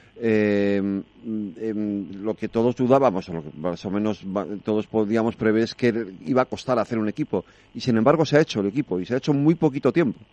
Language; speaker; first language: Spanish; native; Spanish